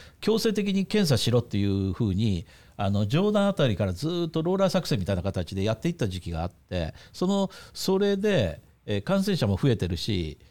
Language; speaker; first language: Japanese; native; Japanese